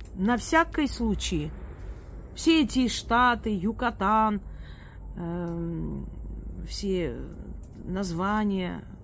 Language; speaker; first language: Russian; native; Russian